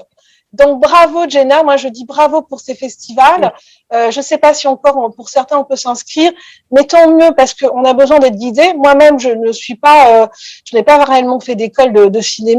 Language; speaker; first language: French; native; French